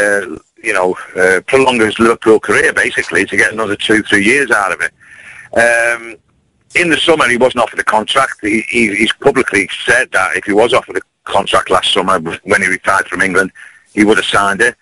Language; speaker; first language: English; native; English